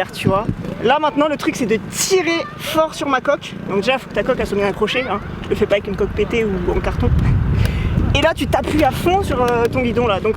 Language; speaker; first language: French; native; French